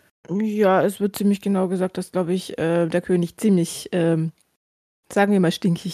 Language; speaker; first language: German; native; German